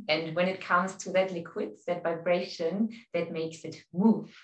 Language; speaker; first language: English; non-native, fluent; German